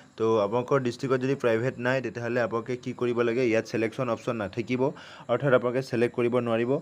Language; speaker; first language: Assamese; non-native, local second language; Karbi